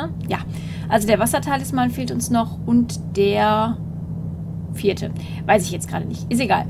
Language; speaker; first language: German; native; German